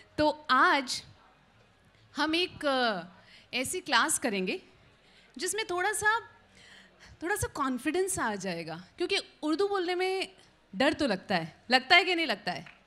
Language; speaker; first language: Hindi; native; Hindi